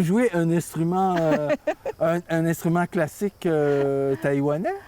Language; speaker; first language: French; native; French